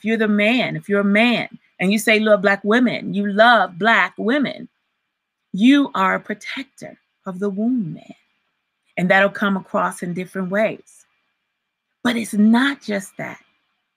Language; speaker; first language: English; native; English